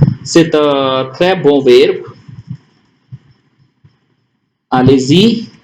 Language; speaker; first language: French; non-native, fluent; Hindi